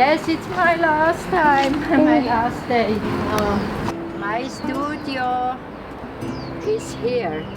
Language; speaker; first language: English; non-native, learner; German